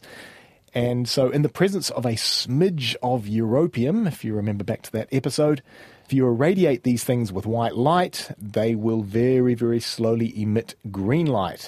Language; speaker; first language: English; native; English